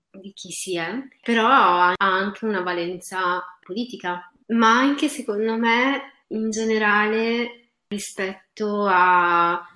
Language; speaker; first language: Italian; early bilingual, other home language; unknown